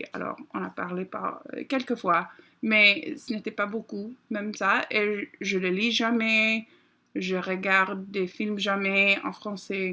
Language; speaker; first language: French; non-native, learner; English